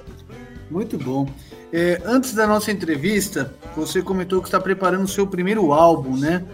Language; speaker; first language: Portuguese; native; Portuguese